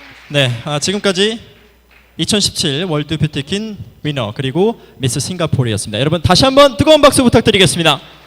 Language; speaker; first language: Korean; native; Korean